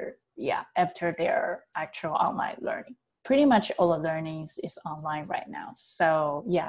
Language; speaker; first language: English; non-native, fluent; Chinese